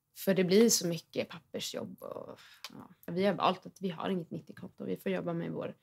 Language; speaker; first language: Swedish; native; Swedish